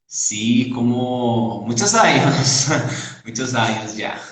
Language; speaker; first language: Spanish; non-native, fluent; Portuguese